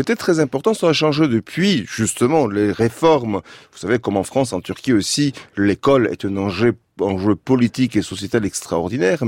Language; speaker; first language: French; non-native, fluent; Turkish